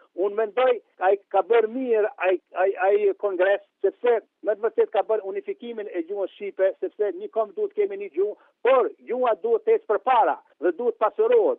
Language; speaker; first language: Albanian; native; Albanian